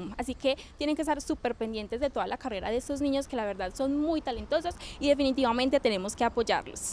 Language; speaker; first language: Spanish; native; Spanish